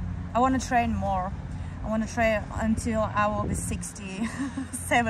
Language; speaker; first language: English; non-native, fluent; Russian